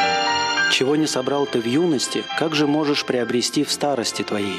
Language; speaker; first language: Russian; native; Russian